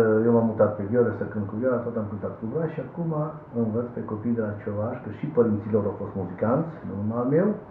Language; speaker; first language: Romanian; non-native, local second language; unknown